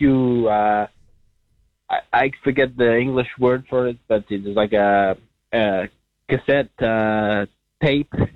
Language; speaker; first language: English; non-native, fluent; Spanish